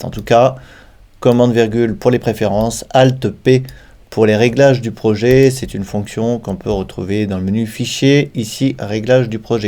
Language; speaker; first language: French; native; French